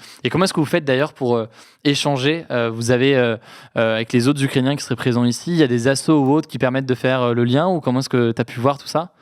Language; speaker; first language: French; native; French